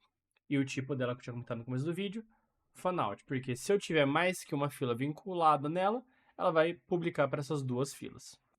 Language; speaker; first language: Portuguese; native; Portuguese